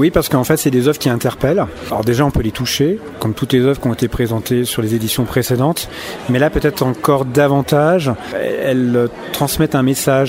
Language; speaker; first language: French; native; French